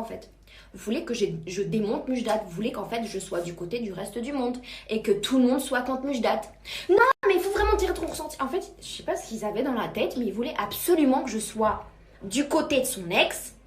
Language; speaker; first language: French; native; French